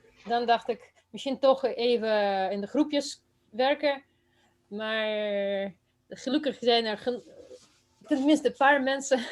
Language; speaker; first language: Dutch; non-native, fluent; Russian